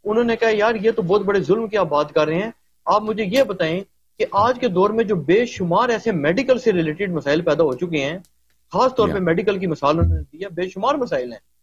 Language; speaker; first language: Urdu; native; Urdu